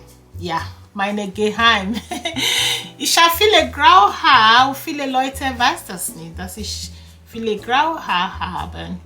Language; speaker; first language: German; non-native, learner; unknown